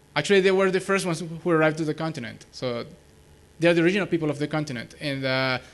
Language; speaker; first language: English; non-native, fluent; Spanish